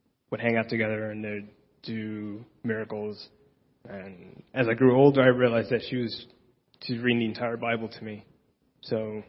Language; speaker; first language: English; early bilingual, other home language; Spanish